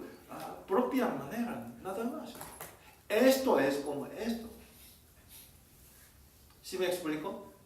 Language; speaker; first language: Spanish; non-native, learner; Korean